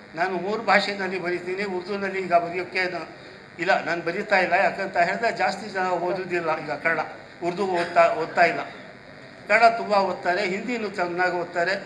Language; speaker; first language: Kannada; non-native, local second language; Urdu